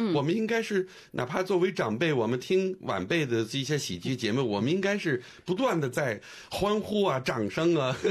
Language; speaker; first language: Chinese; non-native, fluent; English